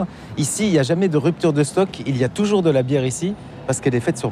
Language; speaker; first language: French; native; French